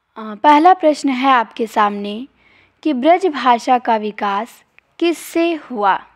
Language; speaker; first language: Hindi; native; Hindi